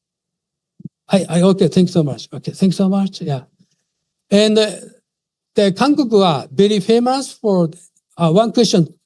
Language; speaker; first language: English; non-native, fluent; Japanese